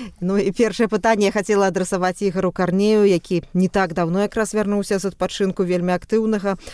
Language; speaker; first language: Belarusian; non-native, local second language; Russian